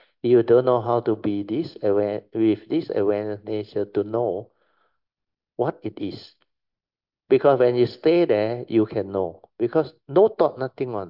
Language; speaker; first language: English; non-native, local second language; Chinese